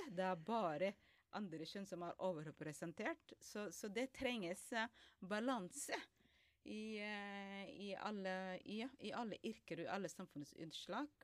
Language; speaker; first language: Norwegian; non-native, fluent; Somali